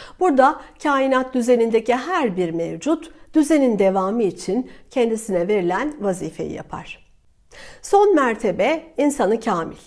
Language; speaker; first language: Turkish; native; Turkish